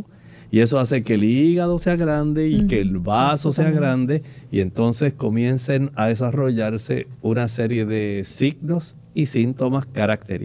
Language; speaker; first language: Spanish; native; Spanish